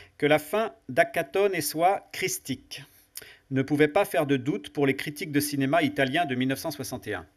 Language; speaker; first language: French; native; French